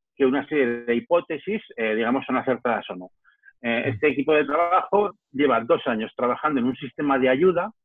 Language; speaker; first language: Spanish; native; Spanish